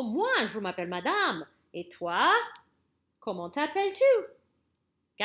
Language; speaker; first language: French; non-native, learner; English